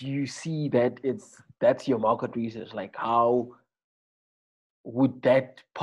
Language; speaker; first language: English; non-native, local second language; Xhosa